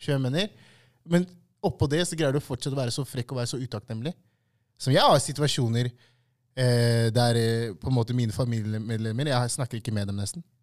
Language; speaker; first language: Norwegian; early bilingual, other home language; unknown